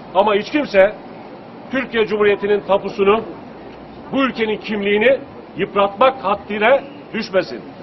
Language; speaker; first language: Turkish; native; Turkish